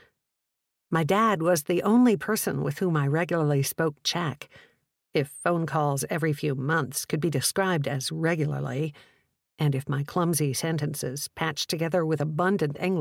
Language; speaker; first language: English; early bilingual, other home language; Czech